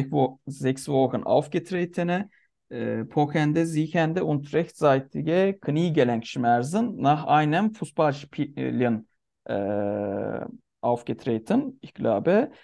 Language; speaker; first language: German; non-native, learner; Turkish